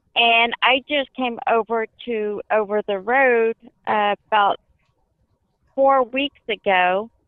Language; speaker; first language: English; native; English